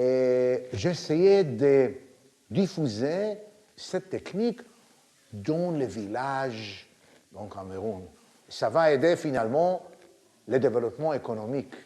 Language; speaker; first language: French; non-native, learner; Hebrew